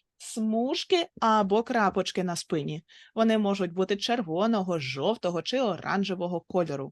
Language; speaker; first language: Ukrainian; native; Ukrainian